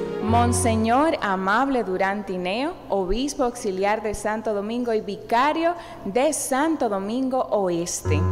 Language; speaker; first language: Spanish; native; Spanish